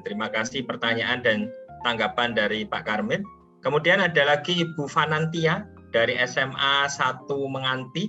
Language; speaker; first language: Indonesian; non-native, local second language; Javanese